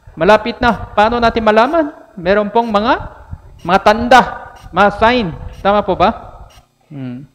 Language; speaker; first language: Filipino; non-native, fluent; Korean